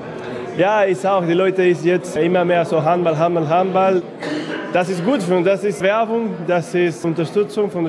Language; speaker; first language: German; non-native, fluent; Spanish